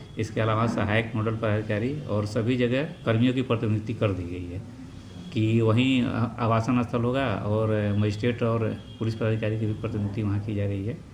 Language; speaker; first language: Hindi; native; Hindi